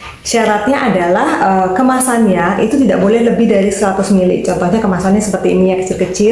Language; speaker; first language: Indonesian; native; Indonesian